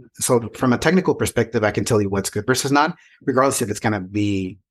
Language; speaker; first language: English; non-native, fluent; Spanish